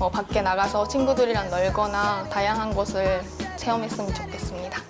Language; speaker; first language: Korean; non-native, fluent; Japanese